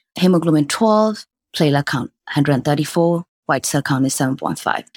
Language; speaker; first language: English; non-native, fluent; Burmese